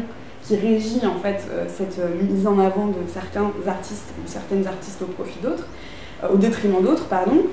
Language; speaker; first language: French; native; French